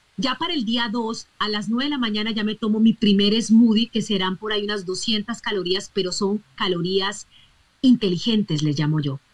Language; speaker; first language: Spanish; native; Spanish